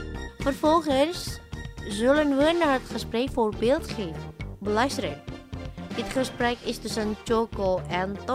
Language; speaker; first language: Dutch; non-native, fluent; Indonesian